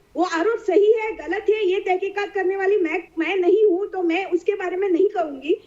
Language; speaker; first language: Hindi; non-native, local second language; Marathi